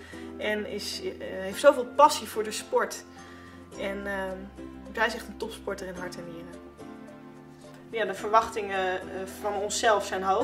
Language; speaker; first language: Dutch; native; Dutch